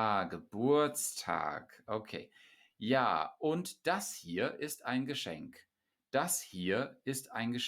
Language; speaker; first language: German; non-native, fluent; English